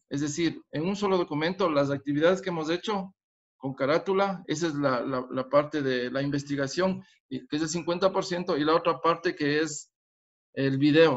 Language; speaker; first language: Spanish; native; Spanish